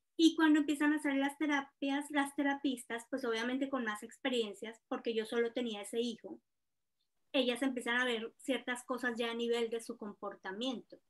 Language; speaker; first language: Spanish; native; Spanish